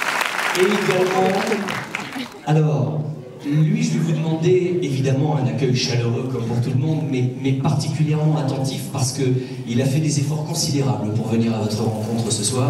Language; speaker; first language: French; native; French